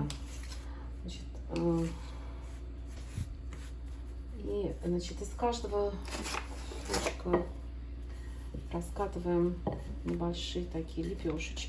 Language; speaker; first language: Russian; native; Russian